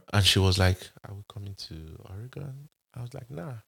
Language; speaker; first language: English; non-native, local second language; Bini